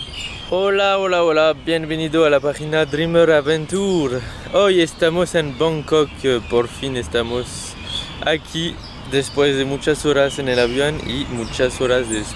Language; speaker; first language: Spanish; non-native, fluent; French